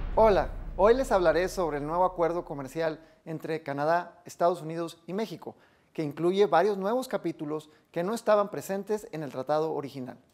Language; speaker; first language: Spanish; native; Spanish